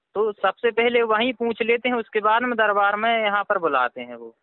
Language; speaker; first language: Hindi; native; Hindi